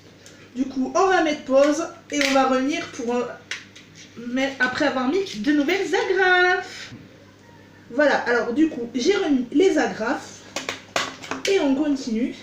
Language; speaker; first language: French; native; French